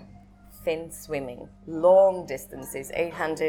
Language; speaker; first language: English; non-native, fluent; Russian